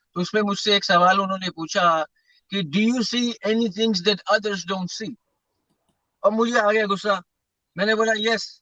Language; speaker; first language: Urdu; native; Urdu